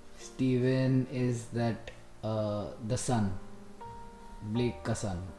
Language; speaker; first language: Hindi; native; Hindi